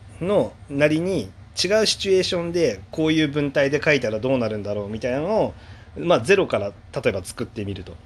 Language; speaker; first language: Japanese; native; Japanese